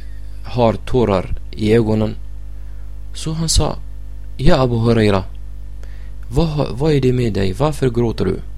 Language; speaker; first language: Swedish; non-native, fluent; Arabic